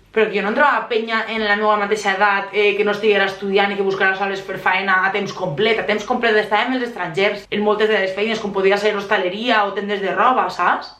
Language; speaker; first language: Catalan; native; Catalan